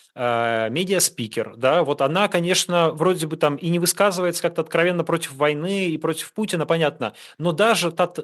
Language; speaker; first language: Russian; native; Russian